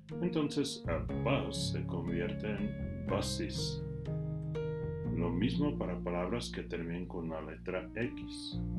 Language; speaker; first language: Spanish; non-native, fluent; English